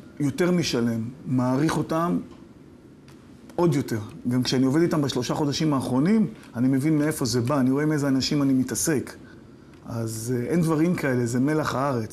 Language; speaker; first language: Hebrew; native; Hebrew